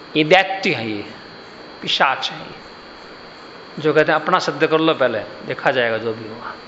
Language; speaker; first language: Hindi; non-native, local second language; Gujarati